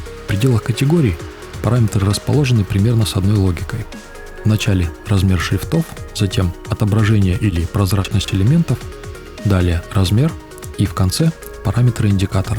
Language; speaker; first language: Russian; native; Russian